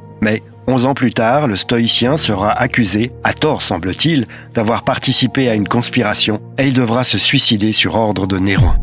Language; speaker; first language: French; native; French